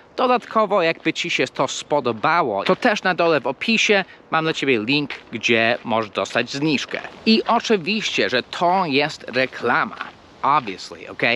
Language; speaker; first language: Polish; non-native, fluent; English